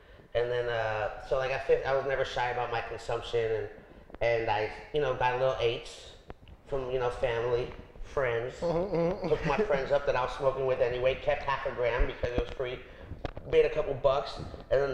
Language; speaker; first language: English; native; English